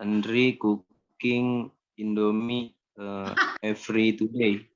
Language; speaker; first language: English; non-native, learner; Indonesian